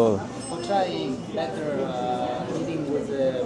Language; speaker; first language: English; non-native, learner; Russian